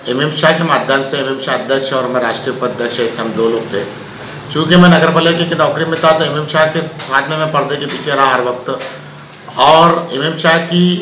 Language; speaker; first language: Hindi; native; Hindi